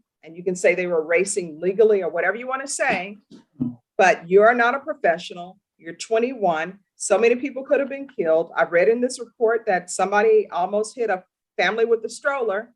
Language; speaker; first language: English; native; English